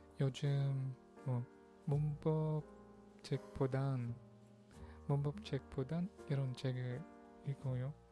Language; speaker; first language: Korean; non-native, learner; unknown